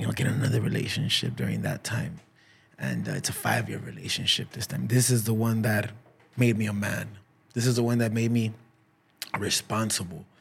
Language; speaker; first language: English; early bilingual, other home language; Spanish